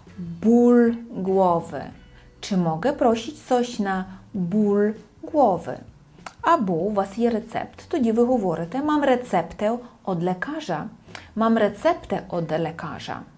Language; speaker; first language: Polish; non-native, fluent; Ukrainian